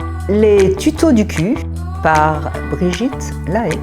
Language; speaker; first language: French; native; French